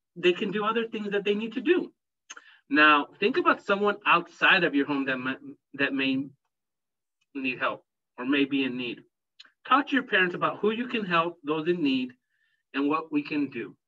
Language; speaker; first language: English; native; English